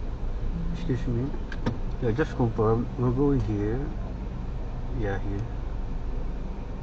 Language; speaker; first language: English; non-native, learner; Korean